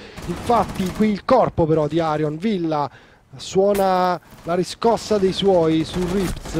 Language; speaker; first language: Italian; native; Italian